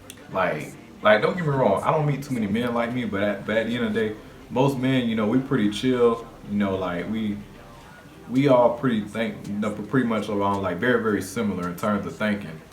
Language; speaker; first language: English; native; English